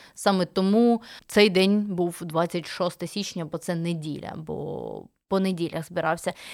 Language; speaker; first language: Ukrainian; native; Ukrainian